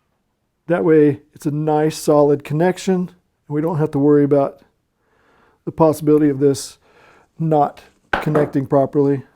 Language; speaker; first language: English; native; English